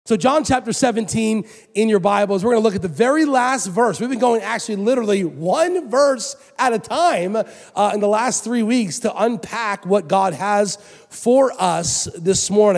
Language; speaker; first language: English; native; English